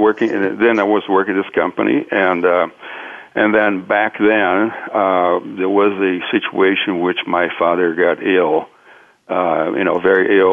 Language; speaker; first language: English; non-native, fluent; Portuguese